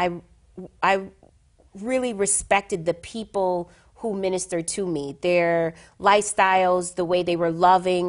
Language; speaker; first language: English; native; English